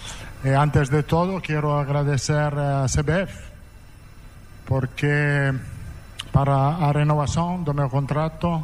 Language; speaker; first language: Portuguese; non-native, fluent; Italian